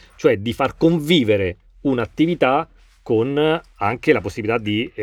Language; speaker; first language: Italian; native; Italian